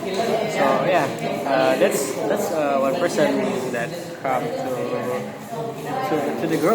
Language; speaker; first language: English; non-native, learner; Indonesian